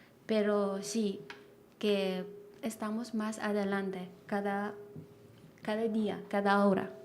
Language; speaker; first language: Spanish; non-native, learner; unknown